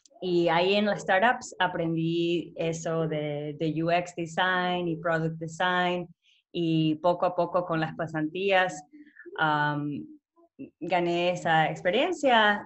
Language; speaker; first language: Spanish; early bilingual, heritage; Spanish